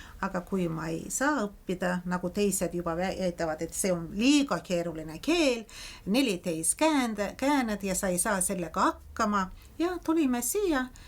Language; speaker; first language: Estonian; non-native, fluent; Azerbaijani